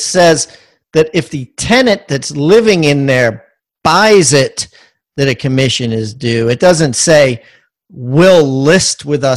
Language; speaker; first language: English; native; English